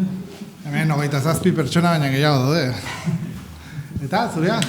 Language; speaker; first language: Basque; native; Basque